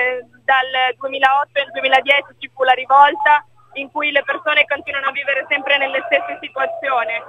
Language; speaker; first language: Italian; native; Italian